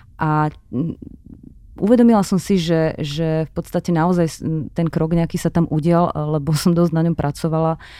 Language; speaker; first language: Slovak; native; Slovak